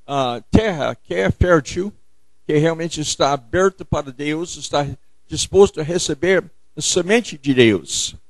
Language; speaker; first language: Portuguese; non-native, fluent; English